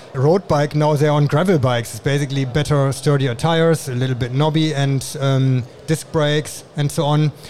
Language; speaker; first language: English; non-native, fluent; German